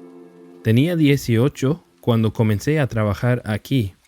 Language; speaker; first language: Spanish; non-native, fluent; English